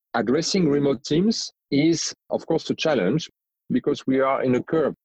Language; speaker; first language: English; non-native, fluent; French